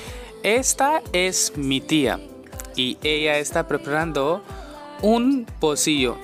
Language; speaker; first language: Spanish; non-native, learner; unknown